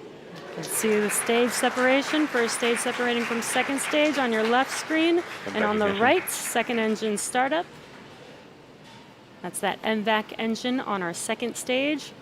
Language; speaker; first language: English; native; English